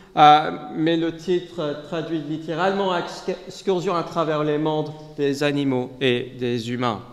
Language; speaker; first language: French; non-native, learner; English